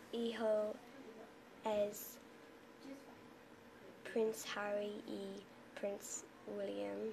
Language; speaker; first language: Spanish; non-native, learner; English